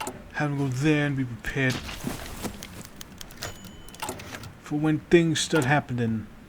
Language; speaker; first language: English; native; English